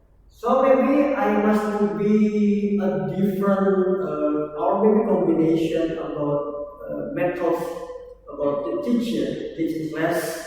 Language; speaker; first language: English; non-native, learner; Indonesian